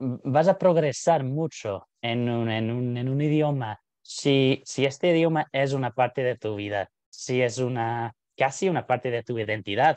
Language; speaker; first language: Spanish; non-native, fluent; English